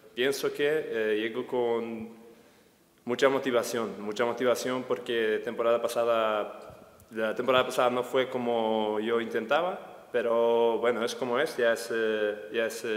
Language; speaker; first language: Spanish; non-native, fluent; Polish